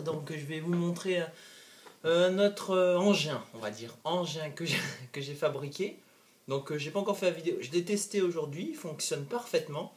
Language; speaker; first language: French; native; French